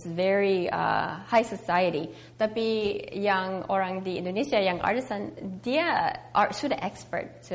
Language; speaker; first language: Indonesian; early bilingual, heritage; English